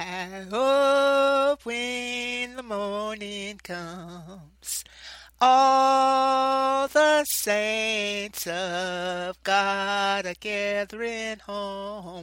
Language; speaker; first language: English; native; English